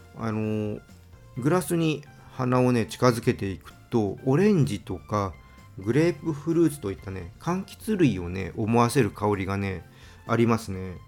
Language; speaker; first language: Japanese; native; Japanese